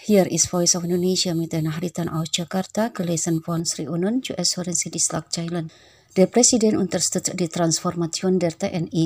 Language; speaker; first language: German; non-native, fluent; Indonesian